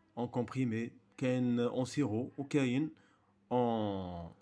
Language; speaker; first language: French; non-native, local second language; Arabic